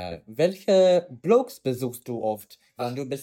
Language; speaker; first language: German; non-native, learner; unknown